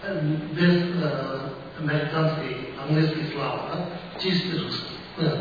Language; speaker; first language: Russian; non-native, learner; Tibetan